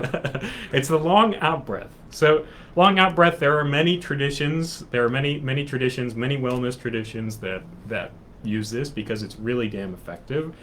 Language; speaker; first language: English; native; English